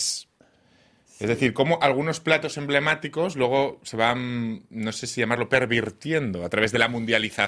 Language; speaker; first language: Spanish; native; Spanish